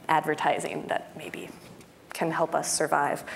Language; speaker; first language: English; native; English